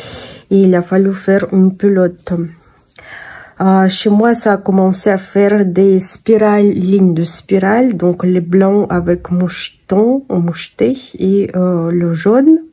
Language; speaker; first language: French; non-native, fluent; Russian